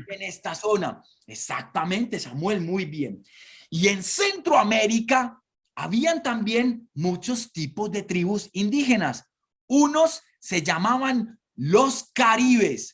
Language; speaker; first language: Spanish; native; Spanish